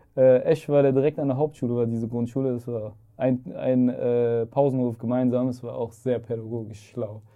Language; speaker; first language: German; early bilingual, other home language; Arabic